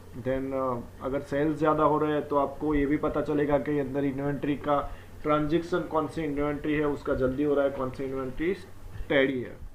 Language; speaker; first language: Hindi; non-native, local second language; Gujarati